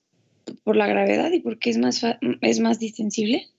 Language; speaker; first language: Spanish; native; Spanish